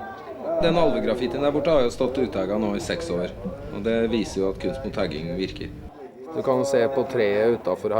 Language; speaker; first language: Norwegian; native; Norwegian